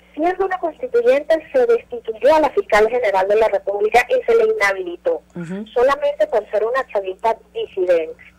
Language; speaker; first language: Spanish; native; Spanish